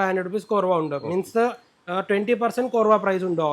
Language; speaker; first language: Malayalam; non-native, fluent; Hindi